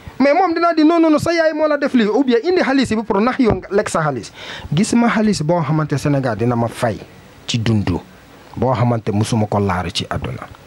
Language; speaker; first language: Wolof; non-native, learner; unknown